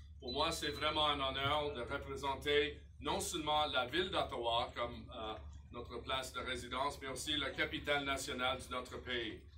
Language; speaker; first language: French; non-native, fluent; English